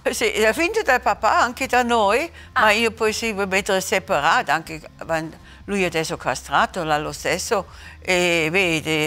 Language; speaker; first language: Italian; non-native, learner; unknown